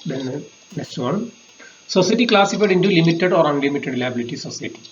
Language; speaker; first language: English; non-native, local second language; Malayalam